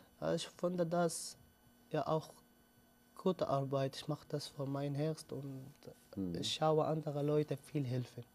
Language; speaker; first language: German; non-native, learner; Arabic